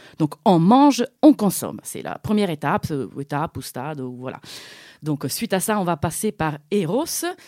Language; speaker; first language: French; non-native, fluent; Italian